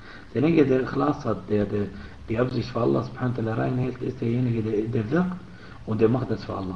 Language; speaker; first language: German; non-native, fluent; Arabic